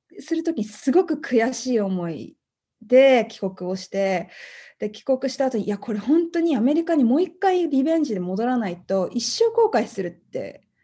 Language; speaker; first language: Japanese; native; Japanese